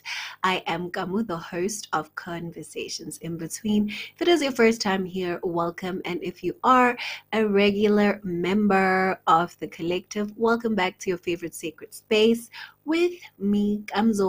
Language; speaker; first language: English; non-native, local second language; Zulu